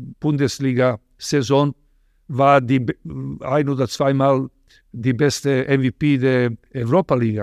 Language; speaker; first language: German; non-native, fluent; Serbian